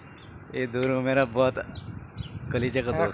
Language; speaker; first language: Hindi; non-native, fluent; Bangla